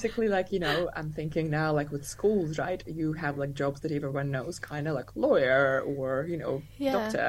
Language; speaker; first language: English; non-native, fluent; Russian